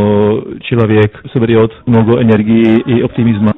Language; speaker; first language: Russian; non-native, learner; Czech